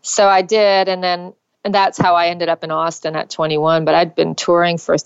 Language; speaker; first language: English; native; English